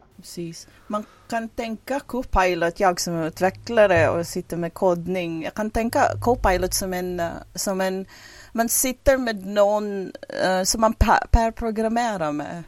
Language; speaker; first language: Swedish; non-native, fluent; Filipino